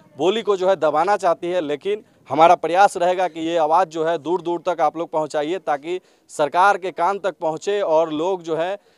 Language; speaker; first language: Hindi; native; Hindi